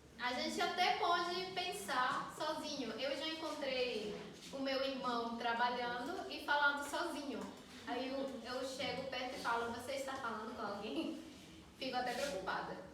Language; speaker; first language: Portuguese; non-native, fluent; Spanish